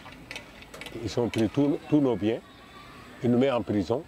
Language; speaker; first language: French; non-native, local second language; Wolof